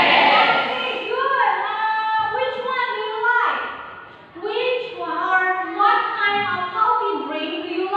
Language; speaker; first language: English; non-native, learner; Indonesian